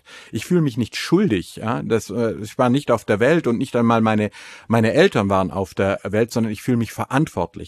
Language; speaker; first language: German; native; German